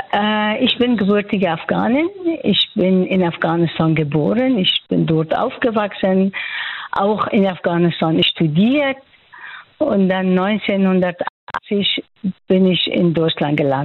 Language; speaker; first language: German; non-native, fluent; Persian